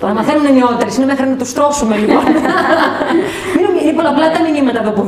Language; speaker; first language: Greek; native; Greek